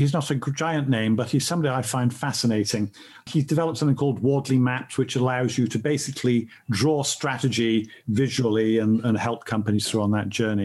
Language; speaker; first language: English; native; English